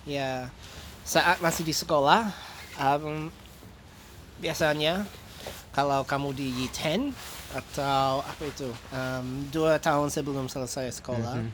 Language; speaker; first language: Indonesian; non-native, fluent; English